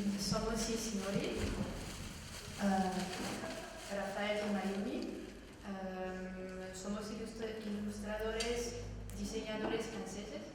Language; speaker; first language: Spanish; non-native, learner; French